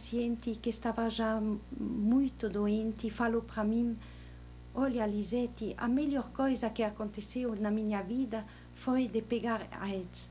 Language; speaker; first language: Portuguese; non-native, fluent; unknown